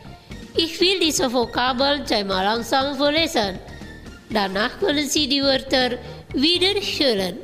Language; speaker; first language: German; non-native, fluent; Indonesian